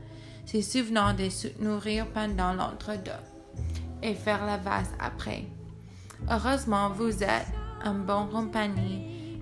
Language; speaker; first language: French; non-native, learner; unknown